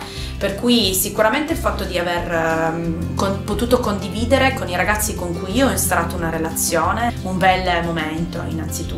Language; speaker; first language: Italian; native; Italian